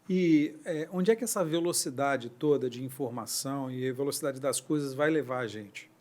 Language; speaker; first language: Portuguese; native; Portuguese